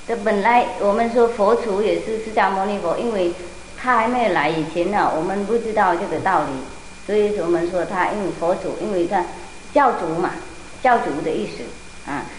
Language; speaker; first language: Chinese; non-native, fluent; Vietnamese